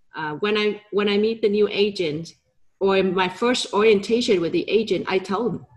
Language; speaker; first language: English; non-native, fluent; Vietnamese